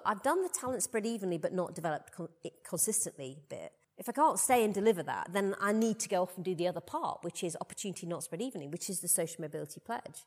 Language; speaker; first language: English; native; English